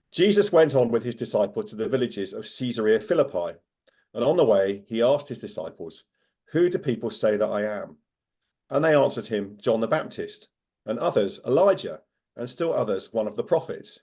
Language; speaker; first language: English; native; English